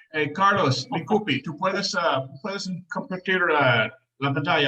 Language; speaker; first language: Spanish; non-native, learner; English